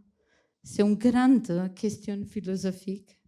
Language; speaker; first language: French; non-native, fluent; Macedonian